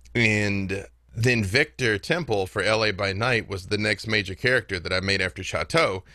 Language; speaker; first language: English; native; English